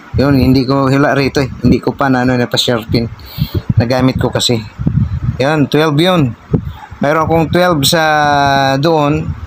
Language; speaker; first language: Filipino; non-native, local second language; Cebuano